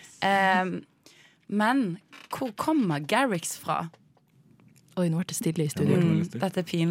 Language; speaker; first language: Norwegian; native; Norwegian